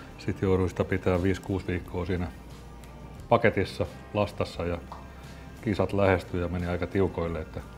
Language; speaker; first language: Finnish; native; Finnish